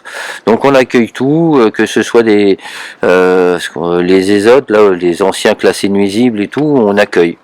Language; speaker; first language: French; native; French